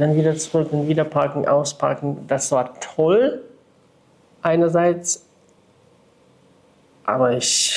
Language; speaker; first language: German; non-native, fluent; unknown